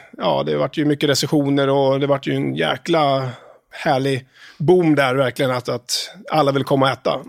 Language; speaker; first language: Swedish; native; Swedish